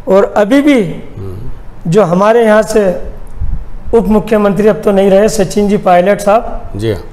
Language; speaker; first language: Hindi; native; Hindi